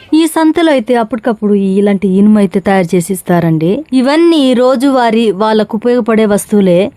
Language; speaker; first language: Telugu; non-native, local second language; Koya